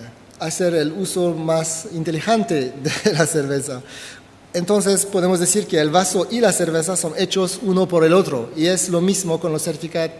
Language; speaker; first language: Spanish; non-native, fluent; French